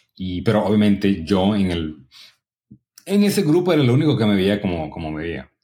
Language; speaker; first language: Spanish; early bilingual, other home language; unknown